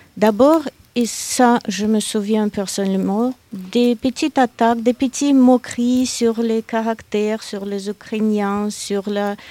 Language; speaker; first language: French; non-native, fluent; Russian